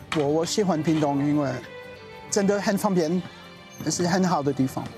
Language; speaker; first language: Chinese; non-native, learner; French